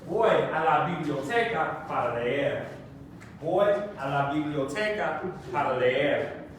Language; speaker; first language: Spanish; non-native, fluent; English